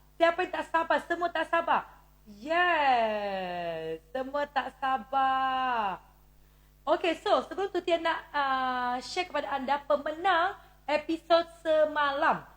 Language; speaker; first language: Malay; native; Malay